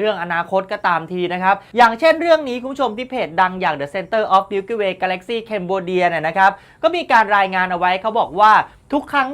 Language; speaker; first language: Thai; native; Thai